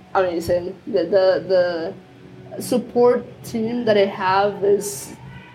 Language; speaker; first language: English; early bilingual, other home language; Spanish